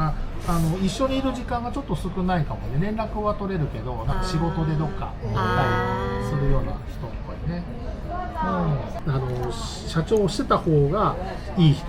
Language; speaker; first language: Japanese; native; Japanese